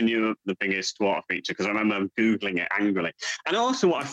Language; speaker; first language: English; native; English